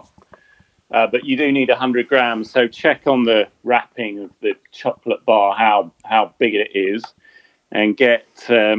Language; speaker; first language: English; native; English